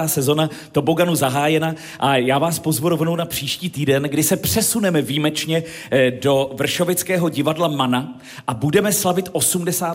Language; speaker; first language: Czech; native; Czech